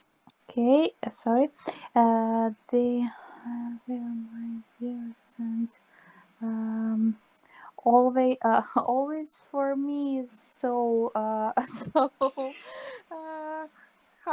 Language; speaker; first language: English; non-native, learner; Serbian